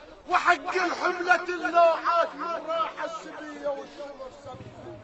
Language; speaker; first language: Arabic; native; Arabic